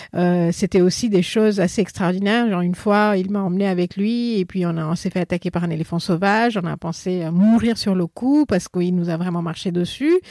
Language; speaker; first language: French; non-native, fluent; Assamese